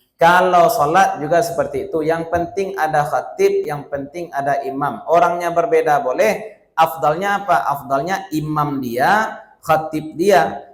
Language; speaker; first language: Malay; non-native, local second language; Minangkabau